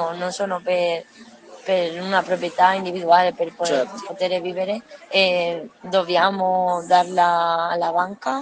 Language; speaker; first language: Italian; non-native, learner; Spanish